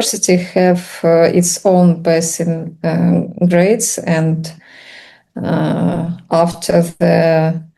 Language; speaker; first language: English; non-native, learner; Russian